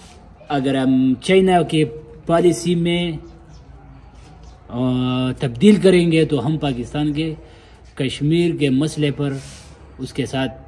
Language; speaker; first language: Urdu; non-native, local second language; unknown